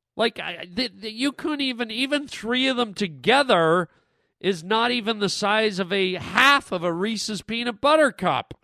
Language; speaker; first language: English; native; English